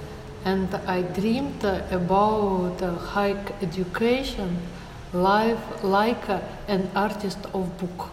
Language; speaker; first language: English; non-native, learner; Russian